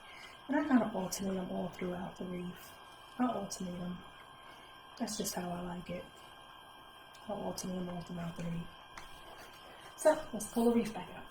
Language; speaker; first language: English; native; English